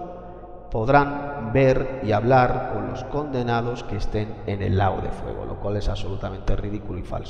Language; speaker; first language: Spanish; native; Spanish